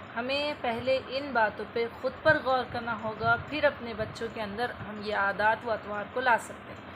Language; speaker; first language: Urdu; native; Urdu